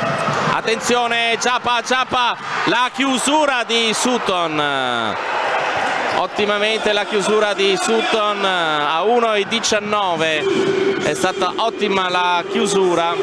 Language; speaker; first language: Italian; native; Italian